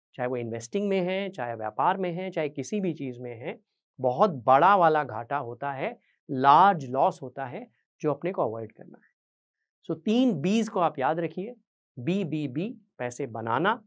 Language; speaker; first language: Hindi; native; Hindi